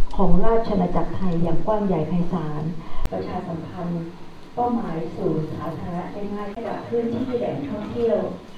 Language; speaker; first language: Thai; native; Thai